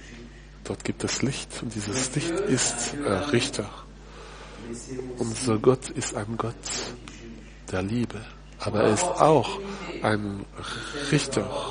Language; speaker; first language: German; non-native, fluent; French